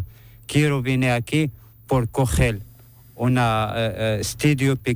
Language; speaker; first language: Spanish; non-native, learner; Arabic